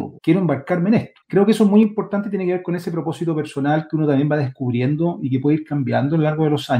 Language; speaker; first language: Spanish; native; Spanish